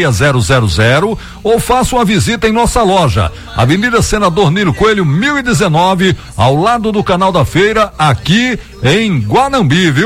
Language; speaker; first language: Portuguese; native; Portuguese